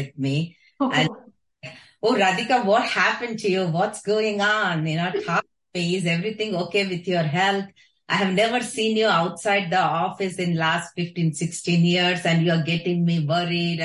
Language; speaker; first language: English; non-native, local second language; Kannada